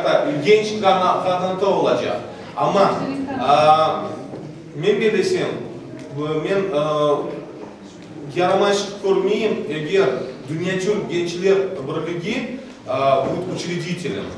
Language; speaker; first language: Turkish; non-native, learner; Tatar